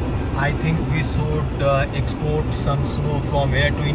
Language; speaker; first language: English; non-native, local second language; Hindi